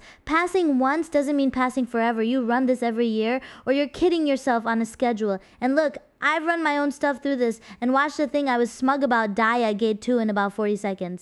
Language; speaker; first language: English; native; English